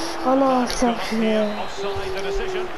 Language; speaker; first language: French; native; French